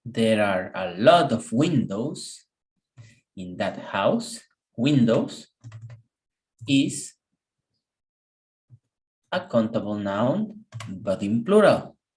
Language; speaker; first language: English; non-native, fluent; Spanish